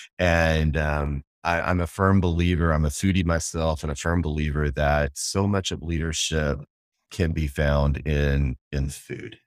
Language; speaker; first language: English; native; English